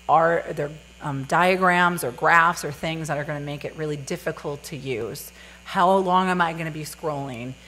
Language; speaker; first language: English; native; English